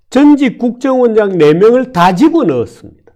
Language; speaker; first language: Korean; native; Korean